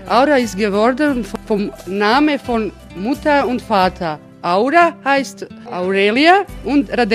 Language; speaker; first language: German; non-native, learner; Croatian